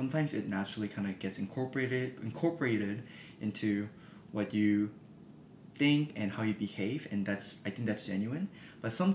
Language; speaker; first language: English; early bilingual, other home language; Korean